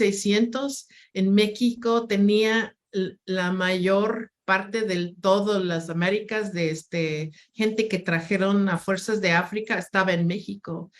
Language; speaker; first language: Spanish; non-native, fluent; English